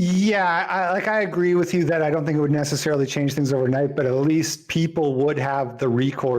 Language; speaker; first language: English; native; English